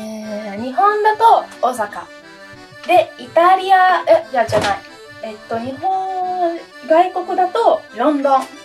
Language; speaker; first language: Japanese; non-native, fluent; Italian